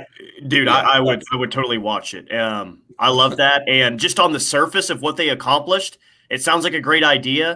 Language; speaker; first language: English; native; English